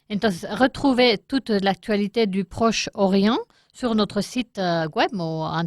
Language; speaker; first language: French; non-native, learner; Spanish